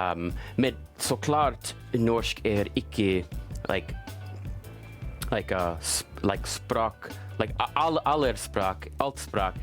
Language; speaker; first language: Norwegian; non-native, learner; English